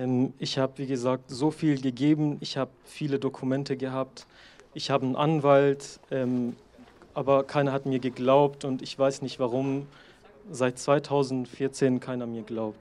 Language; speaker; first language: German; non-native, fluent; Persian